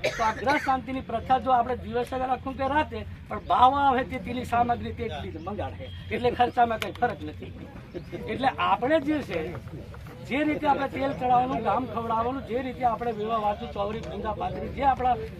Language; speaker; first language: Gujarati; non-native, local second language; Rathawi